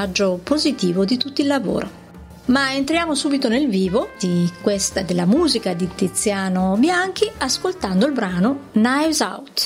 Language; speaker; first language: Italian; native; Italian